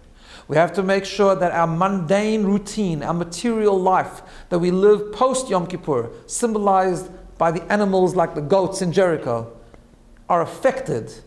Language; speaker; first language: English; native; English